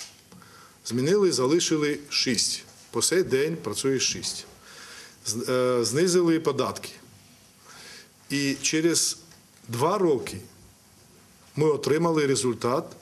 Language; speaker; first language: Ukrainian; non-native, fluent; Georgian